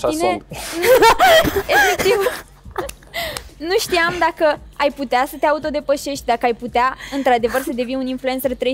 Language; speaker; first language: Romanian; native; Romanian